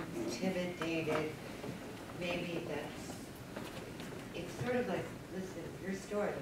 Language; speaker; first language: English; native; English